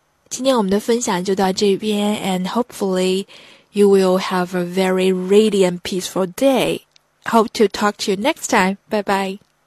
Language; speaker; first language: English; non-native, fluent; Chinese